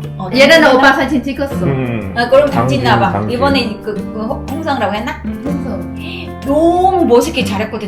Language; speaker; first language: Korean; non-native, fluent; Vietnamese